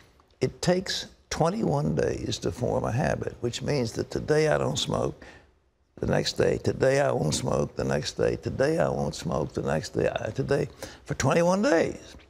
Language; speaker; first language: English; native; English